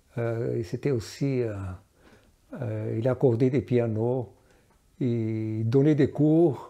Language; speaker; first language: French; non-native, fluent; Portuguese